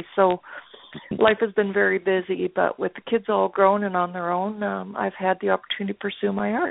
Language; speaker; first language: English; native; English